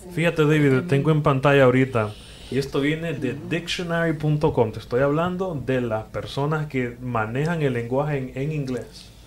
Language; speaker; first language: Spanish; native; Spanish